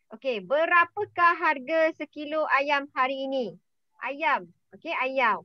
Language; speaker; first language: Malay; native; Malay